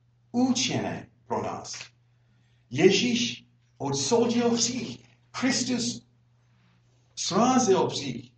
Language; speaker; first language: Czech; non-native, fluent; English